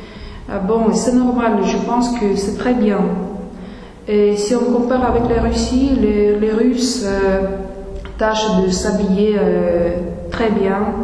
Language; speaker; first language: French; non-native, fluent; Russian